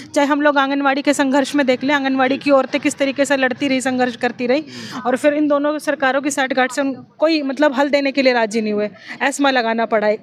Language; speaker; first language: Hindi; native; Hindi